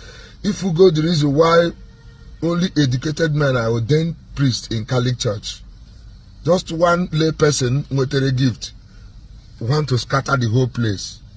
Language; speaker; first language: English; non-native, local second language; Igbo